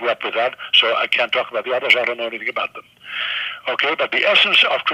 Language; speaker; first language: English; non-native, fluent; German